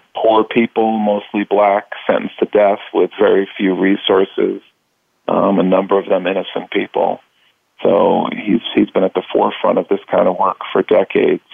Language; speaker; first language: English; native; English